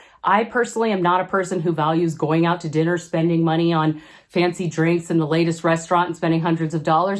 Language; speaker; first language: English; native; English